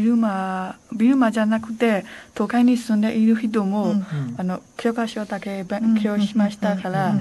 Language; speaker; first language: Japanese; non-native, learner; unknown